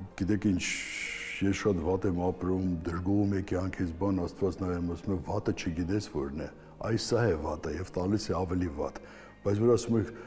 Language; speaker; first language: Armenian; native; Armenian